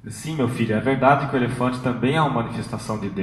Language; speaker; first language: Portuguese; native; Portuguese